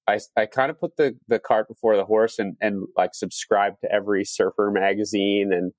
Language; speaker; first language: English; native; English